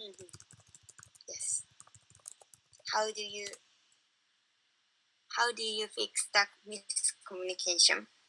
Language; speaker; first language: English; non-native, learner; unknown